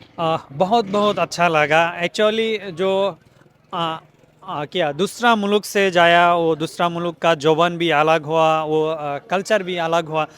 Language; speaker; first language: Hindi; non-native, learner; Bangla